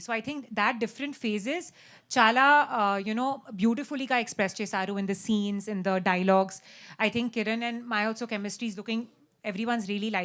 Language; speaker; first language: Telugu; non-native, learner; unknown